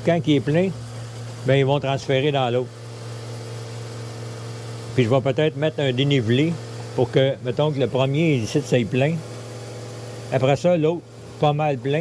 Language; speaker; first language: French; native; French